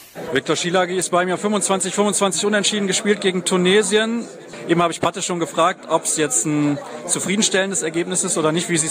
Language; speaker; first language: German; native; German